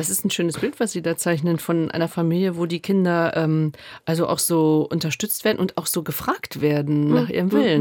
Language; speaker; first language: German; native; German